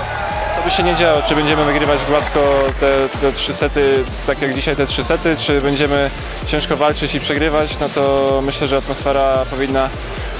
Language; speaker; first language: Polish; native; Polish